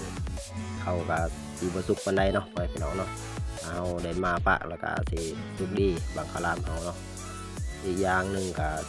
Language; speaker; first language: Thai; non-native, local second language; Lao